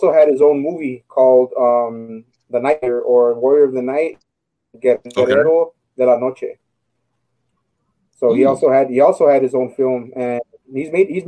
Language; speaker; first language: English; native; English